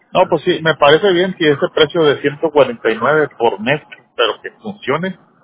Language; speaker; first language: Spanish; native; Spanish